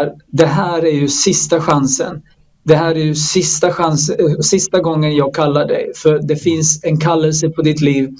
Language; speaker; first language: Swedish; non-native, fluent; Croatian